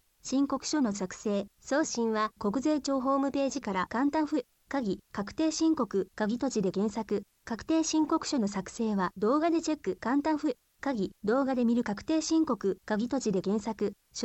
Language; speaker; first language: Japanese; native; Japanese